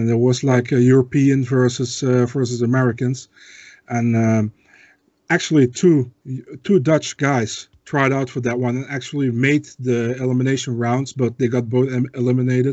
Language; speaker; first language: English; non-native, fluent; Dutch